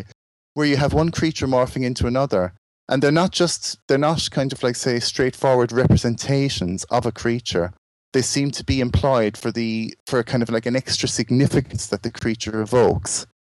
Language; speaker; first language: English; native; English